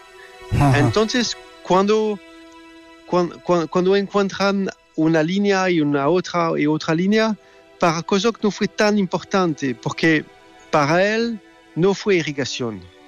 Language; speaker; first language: Spanish; non-native, fluent; French